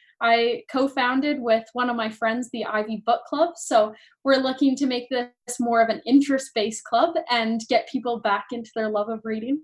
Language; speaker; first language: English; native; English